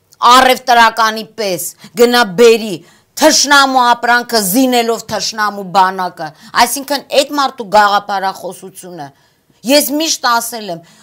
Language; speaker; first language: Armenian; native; Armenian